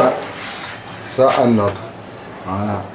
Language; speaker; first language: French; non-native, learner; Arabic